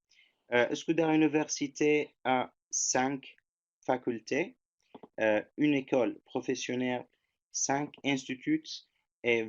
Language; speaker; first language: French; non-native, fluent; Turkish